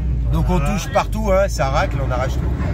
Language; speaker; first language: French; native; French